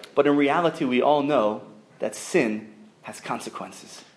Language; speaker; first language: English; native; English